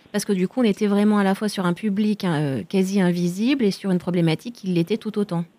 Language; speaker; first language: French; native; French